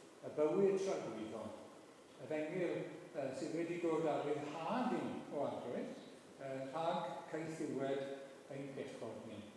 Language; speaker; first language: Welsh; native; Welsh